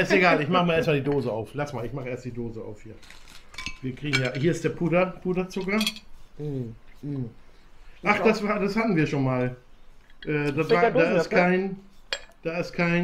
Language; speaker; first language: German; native; German